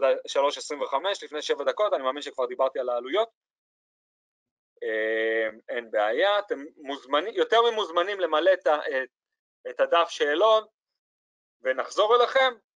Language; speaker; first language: Hebrew; native; Hebrew